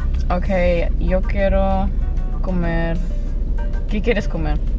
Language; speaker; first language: Spanish; early bilingual, heritage; Spanish